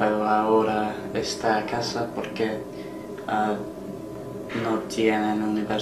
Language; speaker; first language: Spanish; non-native, learner; English